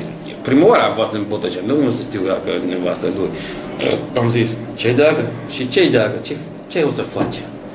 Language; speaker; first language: Romanian; non-native, learner; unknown